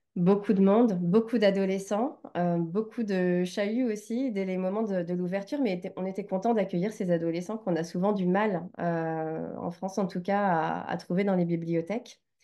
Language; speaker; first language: French; native; French